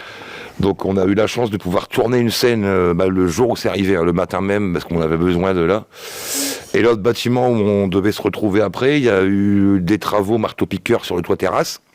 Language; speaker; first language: French; native; French